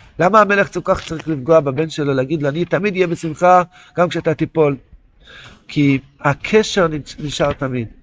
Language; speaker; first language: Hebrew; non-native, local second language; Yiddish